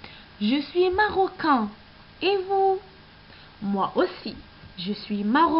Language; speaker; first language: French; non-native, local second language; Arabic